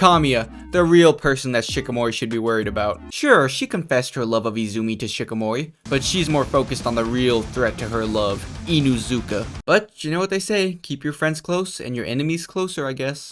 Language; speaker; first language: English; native; English